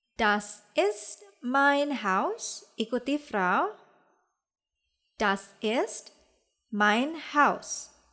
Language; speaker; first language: German; non-native, fluent; Indonesian